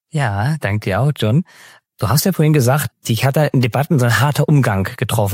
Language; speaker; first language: German; native; German